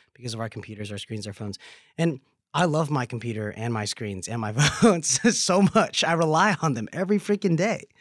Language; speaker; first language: English; native; English